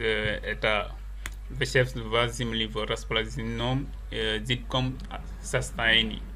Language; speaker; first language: Russian; non-native, learner; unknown